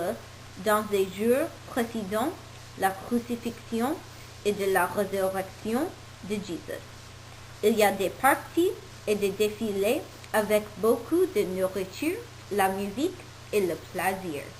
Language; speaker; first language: French; non-native, learner; English